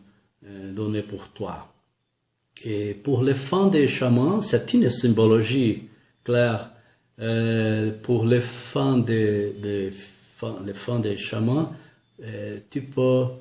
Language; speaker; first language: French; non-native, learner; Portuguese